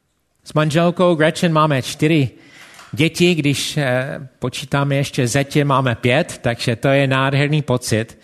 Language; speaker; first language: Czech; non-native, fluent; English